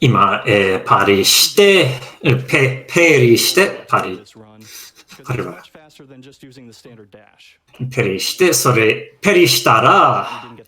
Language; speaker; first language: Japanese; non-native, fluent; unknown